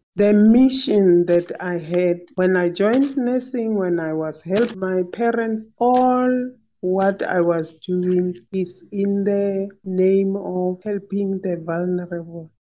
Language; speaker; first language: English; non-native, local second language; Northern Sotho